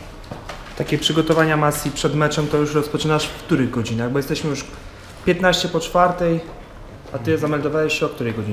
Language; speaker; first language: Polish; native; Polish